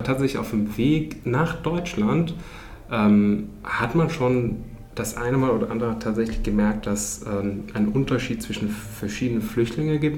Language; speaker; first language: German; non-native, fluent; Arabic